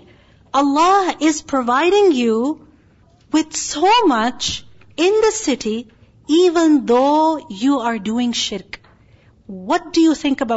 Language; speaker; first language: English; non-native, local second language; Urdu